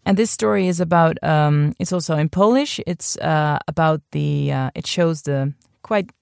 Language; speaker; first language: English; non-native, fluent; Dutch